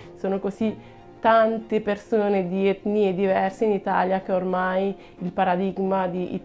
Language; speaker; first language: Italian; early bilingual, other home language; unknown